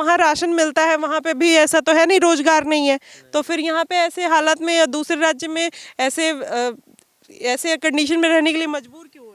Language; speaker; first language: Hindi; native; Hindi